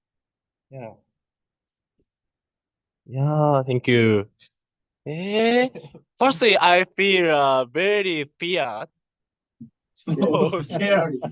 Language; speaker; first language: English; non-native, learner; Japanese